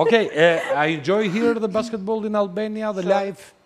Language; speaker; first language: English; non-native, learner; Albanian